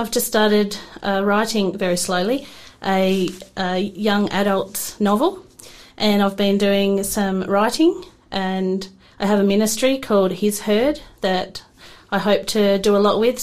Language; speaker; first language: English; native; English